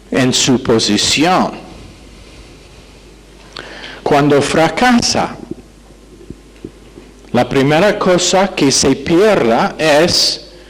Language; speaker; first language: Spanish; non-native, fluent; English